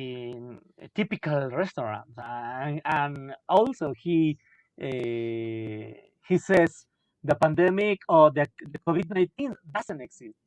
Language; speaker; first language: English; non-native, learner; Spanish